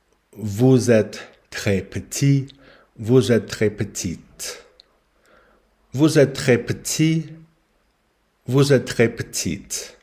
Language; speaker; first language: French; non-native, learner; English